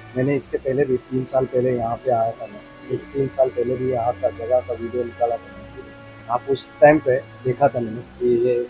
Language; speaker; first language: Hindi; non-native, local second language; Marathi